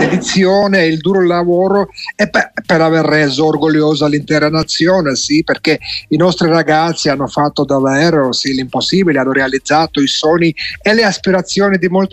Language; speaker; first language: Italian; non-native, fluent; Georgian